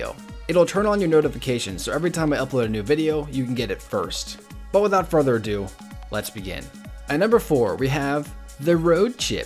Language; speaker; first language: English; native; English